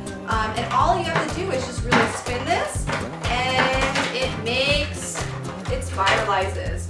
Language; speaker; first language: English; native; English